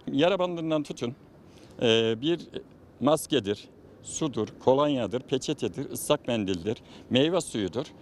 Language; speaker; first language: Turkish; native; Turkish